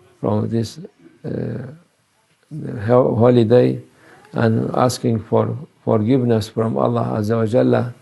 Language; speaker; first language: English; non-native, learner; Turkish